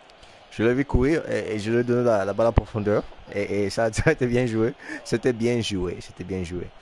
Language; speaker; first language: French; non-native, fluent; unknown